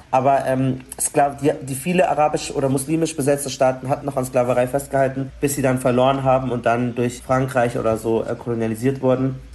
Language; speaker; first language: German; early bilingual, other home language; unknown